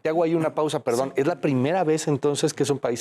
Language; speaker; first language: Spanish; native; Spanish